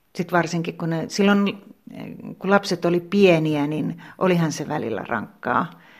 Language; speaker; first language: Finnish; native; Finnish